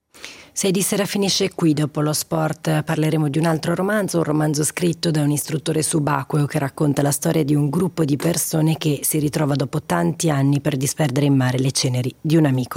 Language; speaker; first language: Italian; native; Italian